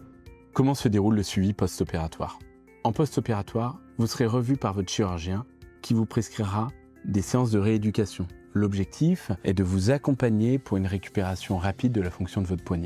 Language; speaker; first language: French; native; French